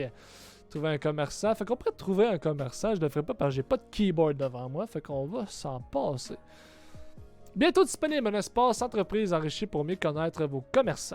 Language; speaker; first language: French; native; French